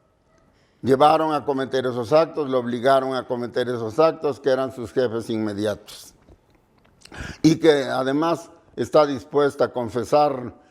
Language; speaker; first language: Spanish; native; Spanish